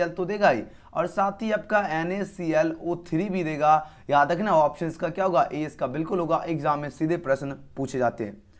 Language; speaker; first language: Hindi; native; Hindi